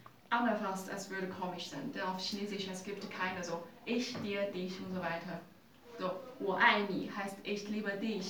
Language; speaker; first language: German; non-native, learner; Chinese